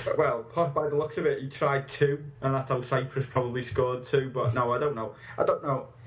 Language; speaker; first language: English; native; English